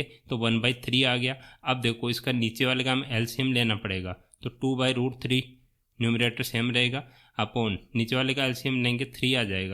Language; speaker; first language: Hindi; native; Hindi